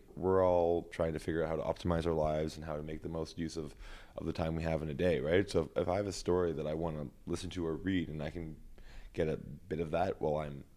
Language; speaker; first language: English; native; English